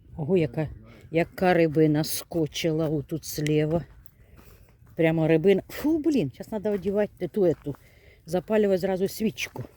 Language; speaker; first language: Ukrainian; native; Ukrainian